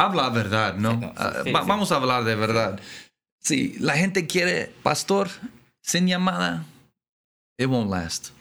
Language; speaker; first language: Spanish; non-native, learner; English